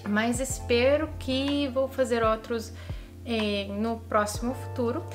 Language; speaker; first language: Portuguese; non-native, fluent; Italian